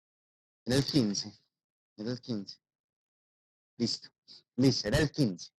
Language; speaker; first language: Spanish; native; Spanish